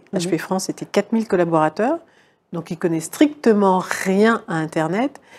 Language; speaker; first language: French; native; French